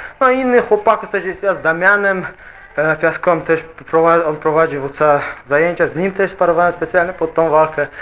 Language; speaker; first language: Polish; non-native, fluent; Chechen